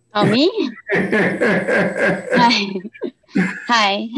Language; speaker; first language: English; non-native, local second language; Filipino